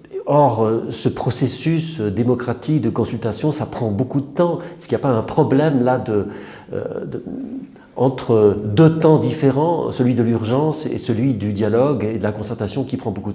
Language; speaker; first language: French; native; French